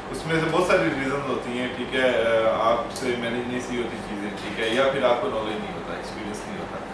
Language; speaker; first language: Urdu; non-native, local second language; Punjabi